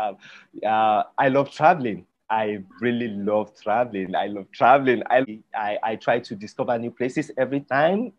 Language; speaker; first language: English; non-native, local second language; Yoruba